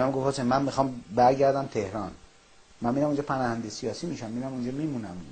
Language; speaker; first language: Persian; native; Persian